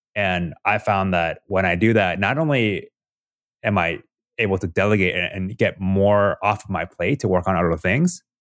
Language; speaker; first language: English; early bilingual, other home language; Korean